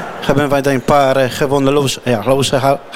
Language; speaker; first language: Dutch; non-native, learner; Polish